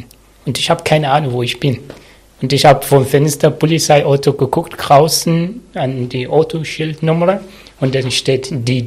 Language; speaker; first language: German; non-native, local second language; Arabic